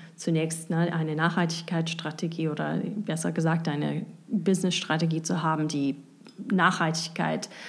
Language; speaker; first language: German; non-native, fluent; English